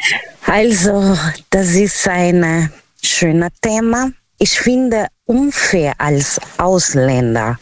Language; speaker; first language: German; non-native, learner; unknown